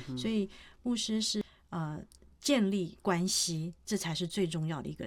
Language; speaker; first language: Chinese; native; Chinese